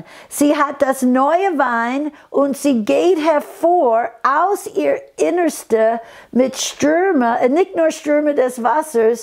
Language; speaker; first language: German; non-native, fluent; English